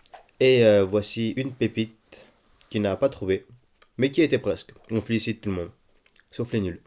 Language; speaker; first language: French; native; French